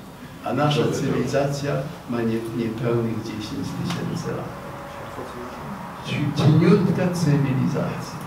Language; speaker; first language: Polish; non-native, fluent; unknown